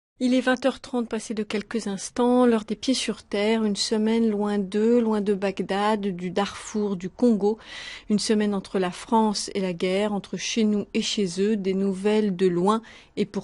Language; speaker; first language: French; native; French